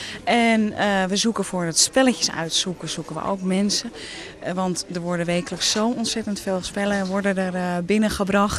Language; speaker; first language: Dutch; native; Dutch